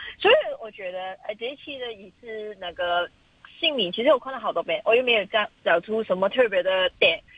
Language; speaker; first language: Chinese; non-native, local second language; Cantonese